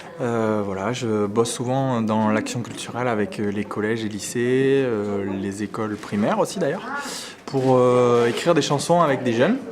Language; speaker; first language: French; native; French